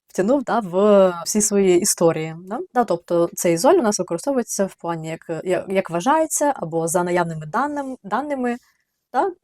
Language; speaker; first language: Ukrainian; native; Ukrainian